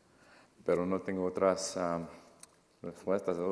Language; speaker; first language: Spanish; non-native, fluent; English